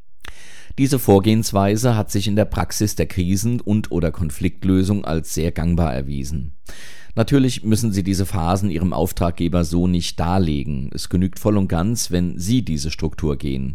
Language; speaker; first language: German; native; German